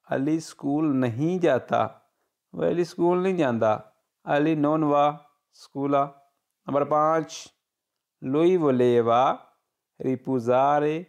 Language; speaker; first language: Urdu; non-native, local second language; Punjabi